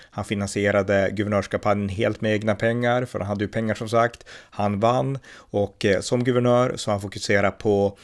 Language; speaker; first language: Swedish; native; Swedish